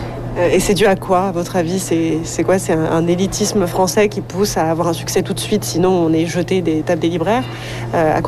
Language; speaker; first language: French; native; French